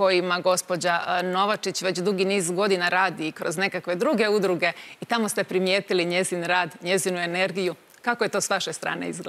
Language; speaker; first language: Croatian; native; Croatian